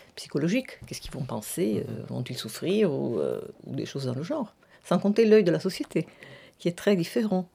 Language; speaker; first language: French; non-native, fluent; Italian